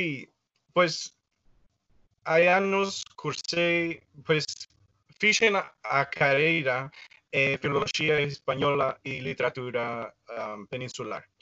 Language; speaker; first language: Spanish; non-native, fluent; English